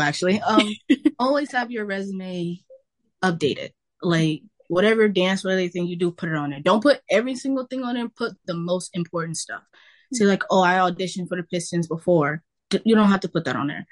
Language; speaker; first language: English; native; English